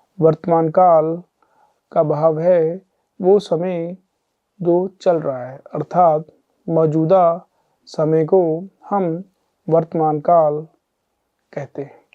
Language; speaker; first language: Hindi; non-native, local second language; Punjabi